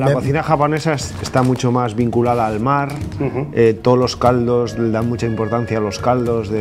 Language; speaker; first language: Spanish; native; Spanish